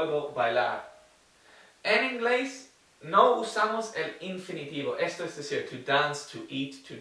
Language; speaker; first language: Spanish; non-native, learner; English